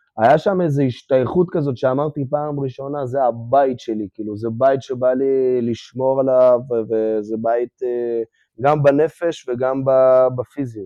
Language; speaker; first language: Hebrew; early bilingual, other home language; Russian